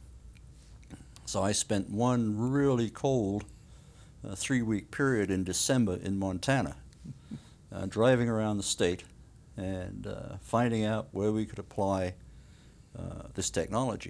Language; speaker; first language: English; native; English